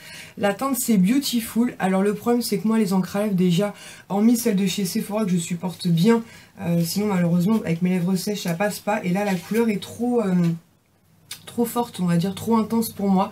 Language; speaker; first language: French; native; French